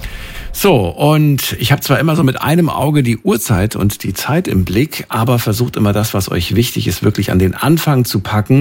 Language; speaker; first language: German; native; German